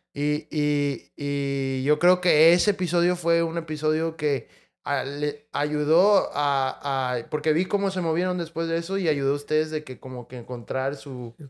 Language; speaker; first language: English; early bilingual, other home language; Spanish